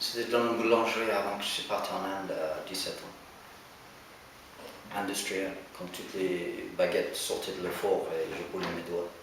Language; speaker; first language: French; non-native, fluent; English